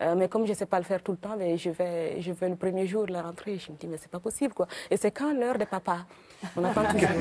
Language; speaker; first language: French; non-native, local second language; Mossi